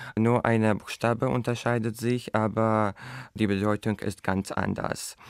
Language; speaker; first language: German; non-native, fluent; Azerbaijani